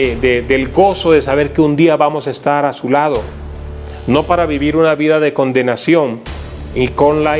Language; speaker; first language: Spanish; native; Spanish